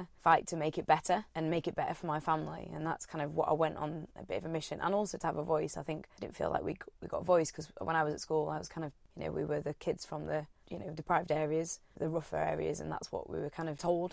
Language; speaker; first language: English; native; English